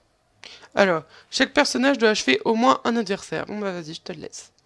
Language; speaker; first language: French; native; French